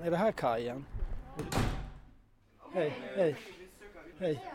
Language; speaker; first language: Swedish; native; Swedish